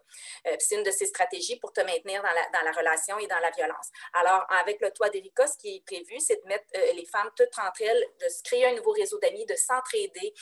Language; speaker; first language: French; native; French